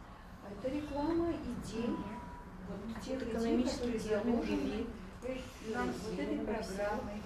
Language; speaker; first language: Russian; native; Russian